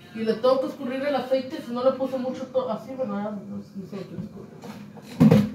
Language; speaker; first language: Spanish; early bilingual, heritage; Spanish